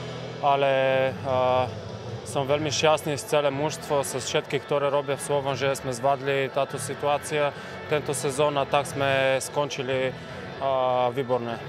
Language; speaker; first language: Slovak; non-native, learner; Bulgarian